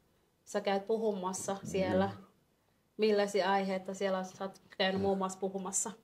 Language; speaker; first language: Finnish; non-native, fluent; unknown